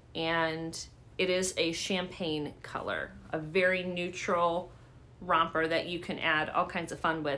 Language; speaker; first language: English; native; English